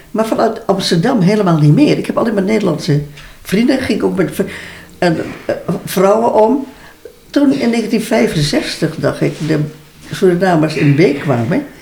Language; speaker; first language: Dutch; early bilingual, other home language; Malay